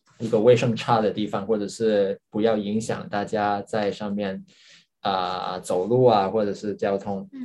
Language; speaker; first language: Chinese; non-native, local second language; Cantonese